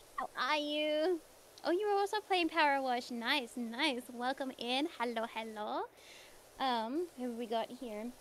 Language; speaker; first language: English; native; English